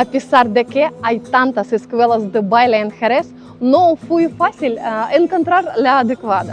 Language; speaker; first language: Spanish; non-native, fluent; Ukrainian